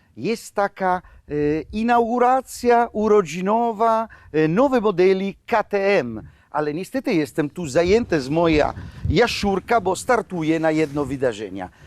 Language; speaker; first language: Polish; non-native, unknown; Italian